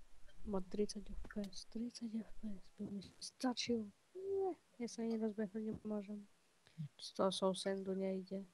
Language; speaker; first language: Czech; non-native, local second language; Slovak